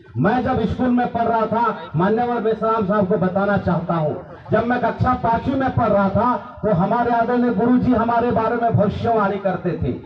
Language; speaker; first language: Hindi; non-native, local second language; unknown